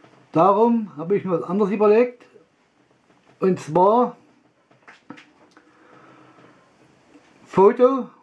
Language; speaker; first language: German; non-native, learner; Russian